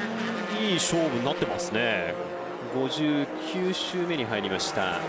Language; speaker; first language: Japanese; native; Japanese